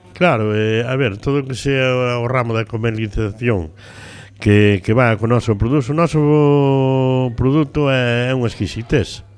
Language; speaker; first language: Galician; native; Galician